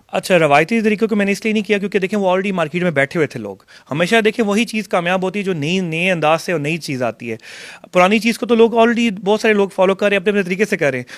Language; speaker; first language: Urdu; non-native, local second language; Punjabi